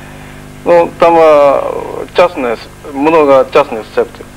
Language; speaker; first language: Russian; non-native, fluent; Japanese